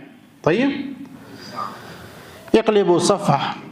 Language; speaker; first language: Arabic; non-native, fluent; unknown